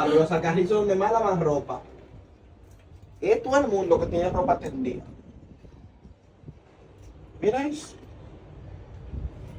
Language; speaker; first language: Spanish; native; Spanish